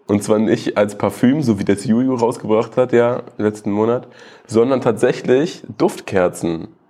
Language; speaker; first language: German; native; German